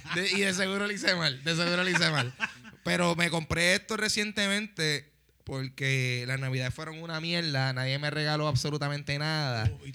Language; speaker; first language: Spanish; native; Spanish